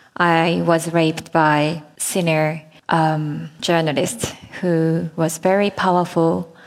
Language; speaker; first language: English; non-native, fluent; Japanese